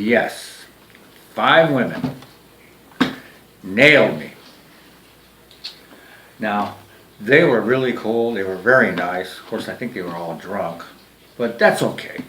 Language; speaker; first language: English; native; English